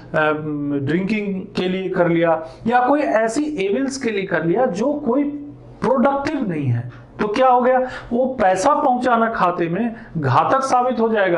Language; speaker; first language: Hindi; native; Hindi